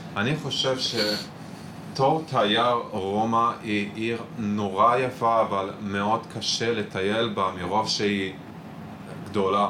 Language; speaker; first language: Hebrew; non-native, fluent; Italian